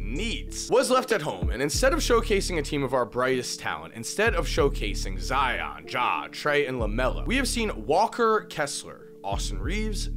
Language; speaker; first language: English; native; English